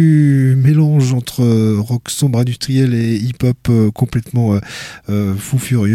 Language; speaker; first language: French; native; French